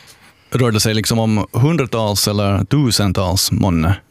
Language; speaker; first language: Swedish; native; Swedish